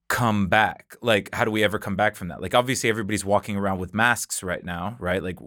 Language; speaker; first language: English; native; English